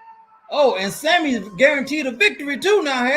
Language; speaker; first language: English; native; English